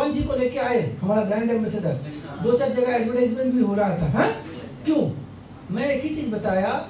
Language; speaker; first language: Hindi; non-native, local second language; Bangla